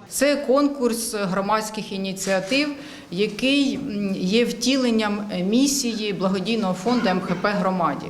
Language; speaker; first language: Ukrainian; native; Ukrainian